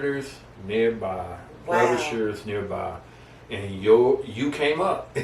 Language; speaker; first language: English; native; English